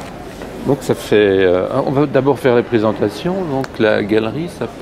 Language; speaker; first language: French; native; French